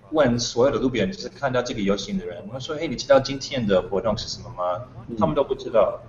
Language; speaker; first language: Chinese; non-native, fluent; English